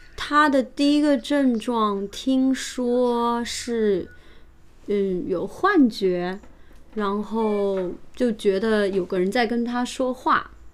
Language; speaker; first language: Chinese; native; Chinese